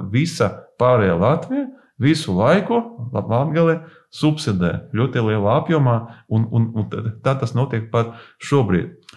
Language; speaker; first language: Latvian; non-native, local second language; Russian